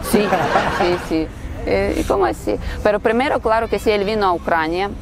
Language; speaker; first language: Spanish; non-native, learner; Ukrainian